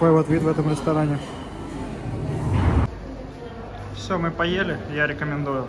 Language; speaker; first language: Russian; native; Russian